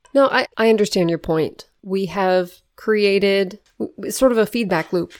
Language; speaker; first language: English; native; English